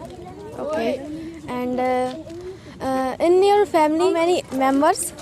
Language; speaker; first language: English; non-native, learner; Hindi